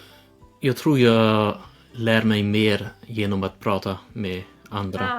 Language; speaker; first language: Swedish; early bilingual, heritage; Swedish